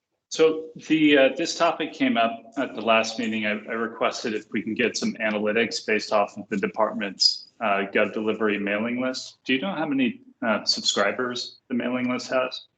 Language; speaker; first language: English; native; English